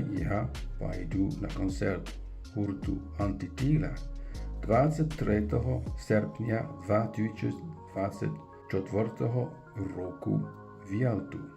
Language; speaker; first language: Ukrainian; non-native, learner; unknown